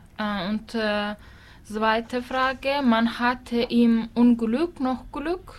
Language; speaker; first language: German; non-native, learner; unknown